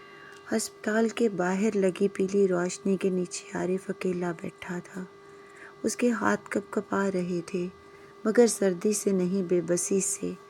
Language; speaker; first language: Urdu; native; Urdu